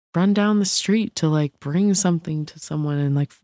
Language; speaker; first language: English; native; English